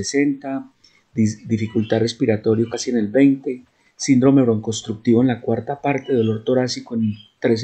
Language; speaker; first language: Spanish; native; Spanish